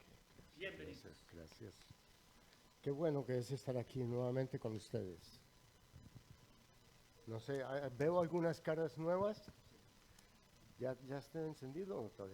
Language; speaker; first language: Spanish; native; Spanish